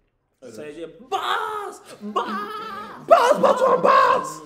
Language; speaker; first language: Turkish; non-native, learner; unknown